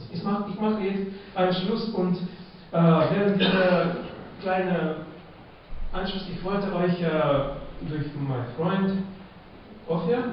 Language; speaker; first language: German; non-native, fluent; Russian